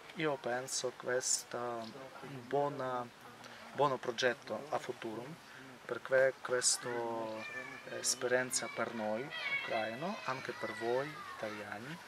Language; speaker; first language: Italian; non-native, learner; Ukrainian